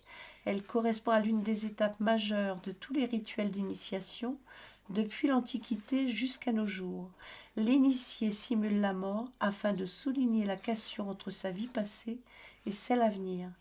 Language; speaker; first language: French; native; French